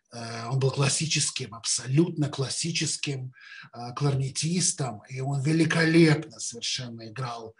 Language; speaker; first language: Russian; native; Russian